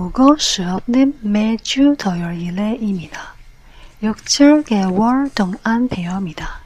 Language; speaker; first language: Korean; non-native, learner; Cantonese